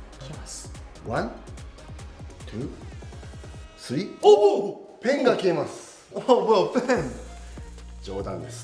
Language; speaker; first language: Japanese; non-native, learner; Korean